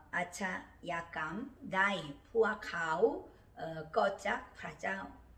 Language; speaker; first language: Thai; non-native, learner; Korean